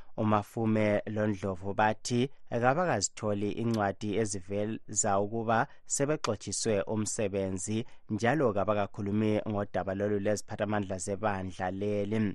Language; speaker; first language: Zulu; native; Zulu